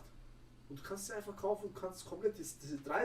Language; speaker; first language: German; native; German